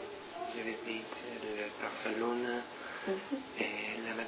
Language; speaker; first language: French; non-native, learner; English